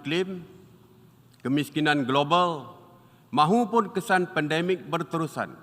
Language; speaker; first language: Malay; native; Malay